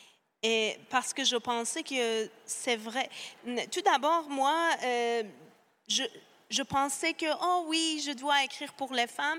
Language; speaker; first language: French; non-native, fluent; Persian